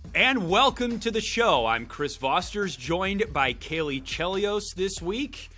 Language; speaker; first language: English; native; English